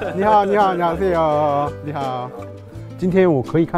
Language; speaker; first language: Chinese; non-native, fluent; Korean